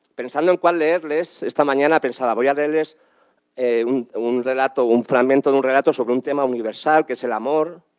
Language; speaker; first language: Spanish; native; Spanish